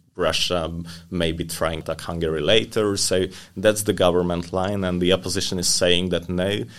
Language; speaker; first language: English; non-native, fluent; Hungarian